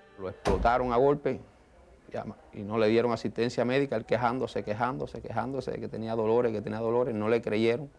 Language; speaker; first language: Spanish; native; Spanish